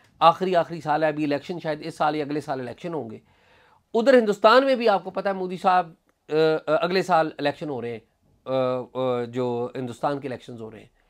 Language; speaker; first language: Urdu; non-native, local second language; Punjabi